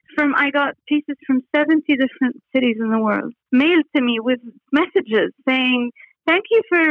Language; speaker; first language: English; non-native, fluent; Arabic